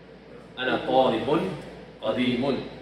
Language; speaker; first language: Arabic; non-native, fluent; English